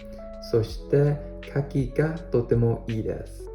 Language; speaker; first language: Japanese; non-native, learner; English